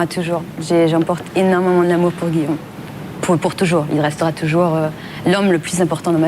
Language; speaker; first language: French; non-native, fluent; German